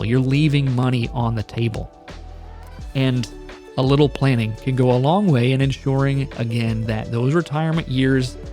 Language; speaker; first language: English; native; English